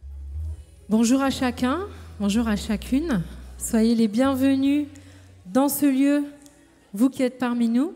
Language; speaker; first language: French; native; French